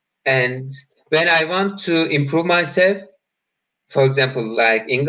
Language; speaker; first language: English; non-native, learner; Turkish